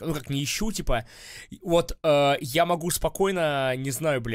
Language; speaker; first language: Russian; native; Russian